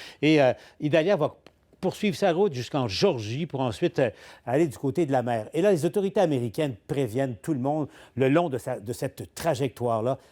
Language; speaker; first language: French; native; French